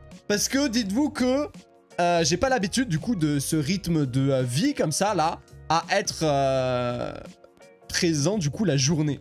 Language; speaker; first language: French; native; French